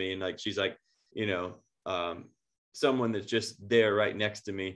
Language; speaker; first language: English; native; English